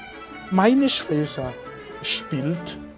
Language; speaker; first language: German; non-native, fluent; Rundi